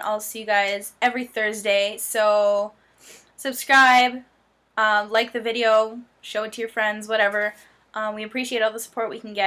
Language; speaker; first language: English; native; English